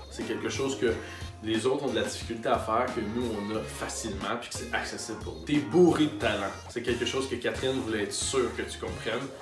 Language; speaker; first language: French; native; French